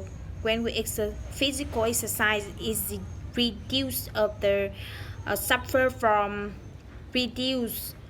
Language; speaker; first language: English; non-native, learner; Vietnamese